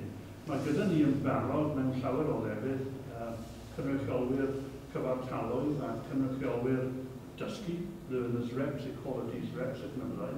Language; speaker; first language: Welsh; native; Welsh